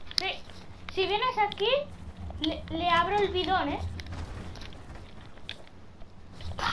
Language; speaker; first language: Spanish; native; Spanish